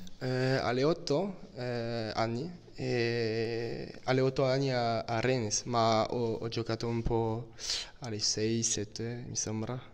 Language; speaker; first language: Italian; non-native, learner; French